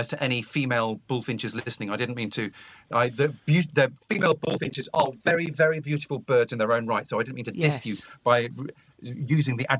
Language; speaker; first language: English; native; English